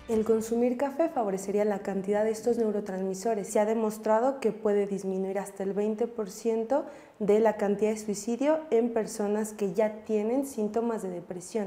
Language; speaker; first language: Spanish; native; Spanish